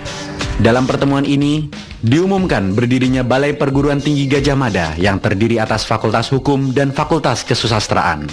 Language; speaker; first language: Indonesian; native; Indonesian